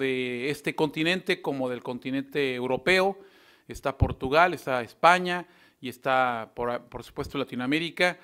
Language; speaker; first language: Spanish; native; Spanish